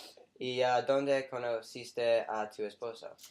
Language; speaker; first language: Spanish; non-native, learner; English